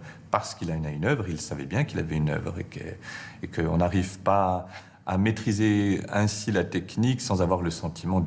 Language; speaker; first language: French; native; French